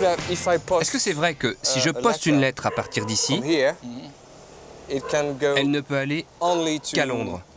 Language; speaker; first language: French; native; French